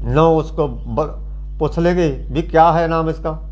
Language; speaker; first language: Hindi; non-native, local second language; Punjabi